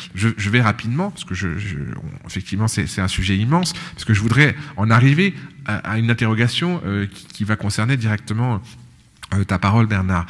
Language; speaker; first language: French; native; French